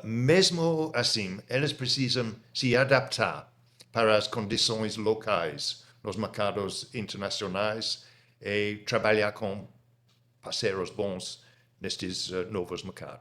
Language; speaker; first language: Portuguese; non-native, fluent; English